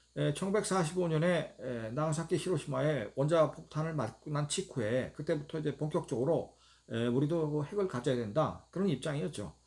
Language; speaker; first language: Korean; native; Korean